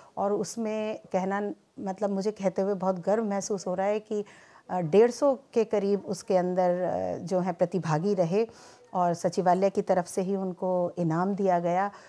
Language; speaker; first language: Hindi; native; Hindi